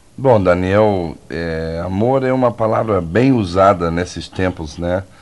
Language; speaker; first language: Portuguese; non-native, fluent; English